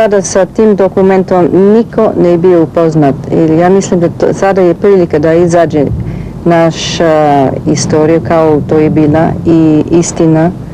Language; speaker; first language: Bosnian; early bilingual, heritage; Bosnian